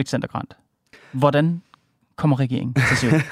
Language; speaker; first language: Danish; native; Danish